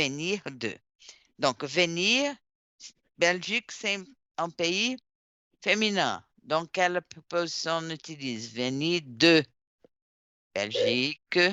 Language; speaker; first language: French; non-native, fluent; Portuguese